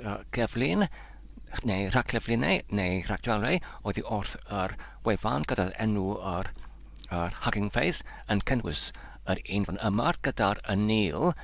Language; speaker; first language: Welsh; non-native, learner; Polish